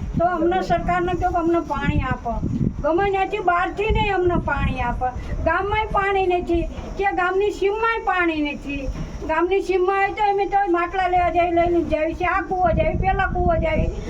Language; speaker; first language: Gujarati; native; Gujarati